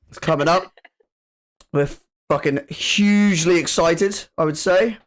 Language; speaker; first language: English; native; English